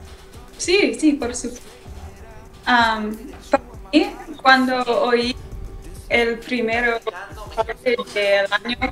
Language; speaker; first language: Spanish; non-native, learner; English